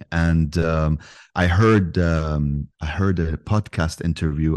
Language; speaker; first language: English; non-native, fluent; Arabic